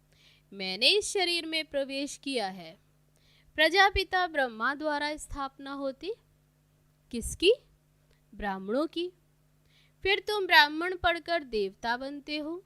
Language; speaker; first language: Hindi; native; Hindi